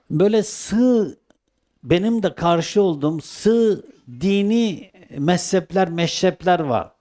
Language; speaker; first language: Turkish; native; Turkish